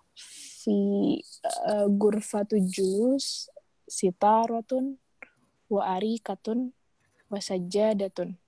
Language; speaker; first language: Arabic; non-native, learner; Indonesian